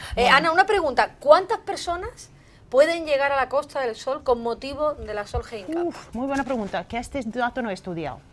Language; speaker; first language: Spanish; non-native, fluent; Swedish